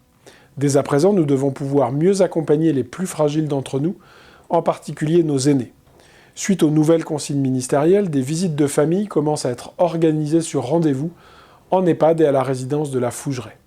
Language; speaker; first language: French; native; French